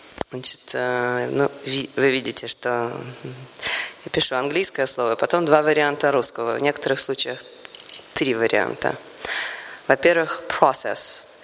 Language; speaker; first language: Russian; native; Russian